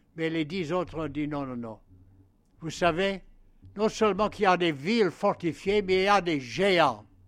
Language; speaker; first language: French; non-native, fluent; English